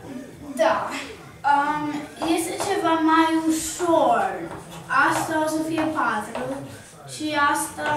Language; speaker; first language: Romanian; early bilingual, heritage; Romanian